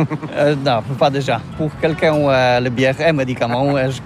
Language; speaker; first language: French; non-native, learner; Polish